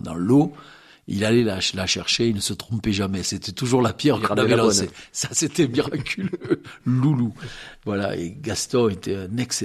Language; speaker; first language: French; native; French